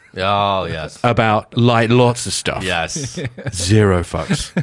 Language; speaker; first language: English; native; English